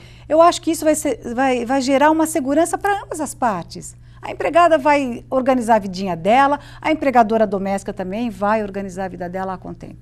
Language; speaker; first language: Portuguese; native; Portuguese